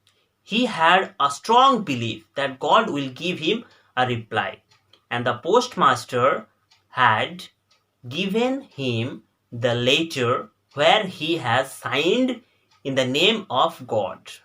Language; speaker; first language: English; non-native, local second language; Bangla